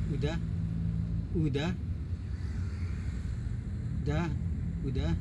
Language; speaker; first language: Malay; non-native, local second language; Minangkabau